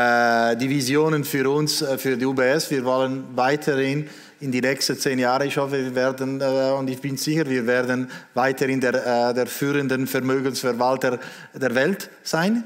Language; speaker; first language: German; non-native, local second language; Italian